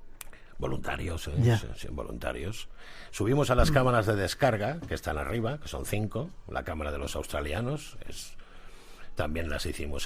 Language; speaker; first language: Spanish; native; Spanish